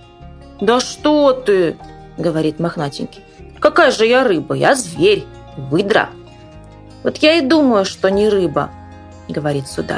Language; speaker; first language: Russian; native; Russian